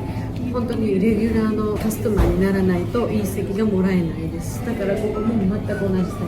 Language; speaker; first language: Japanese; non-native, fluent; Georgian